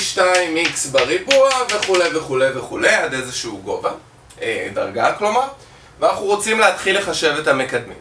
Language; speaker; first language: Hebrew; native; Hebrew